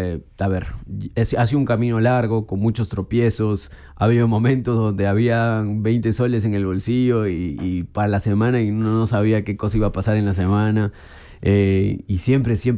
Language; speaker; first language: Spanish; native; Spanish